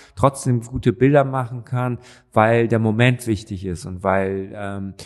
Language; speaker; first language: German; native; German